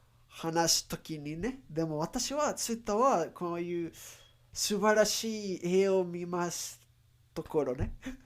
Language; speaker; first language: Japanese; non-native, learner; English